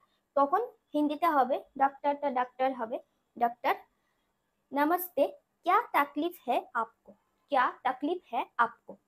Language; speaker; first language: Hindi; non-native, local second language; Bangla